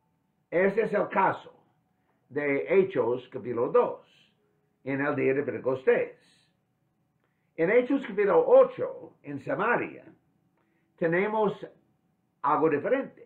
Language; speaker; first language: Spanish; non-native, fluent; English